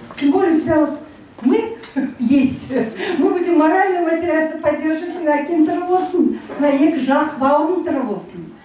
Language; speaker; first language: Russian; non-native, local second language; Kazakh